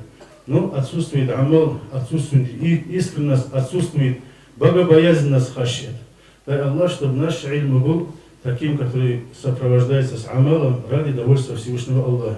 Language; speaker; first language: Russian; non-native, local second language; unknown